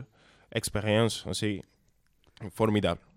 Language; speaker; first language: French; non-native, learner; Spanish